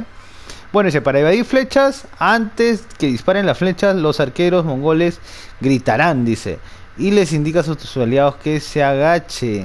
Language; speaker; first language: Spanish; native; Spanish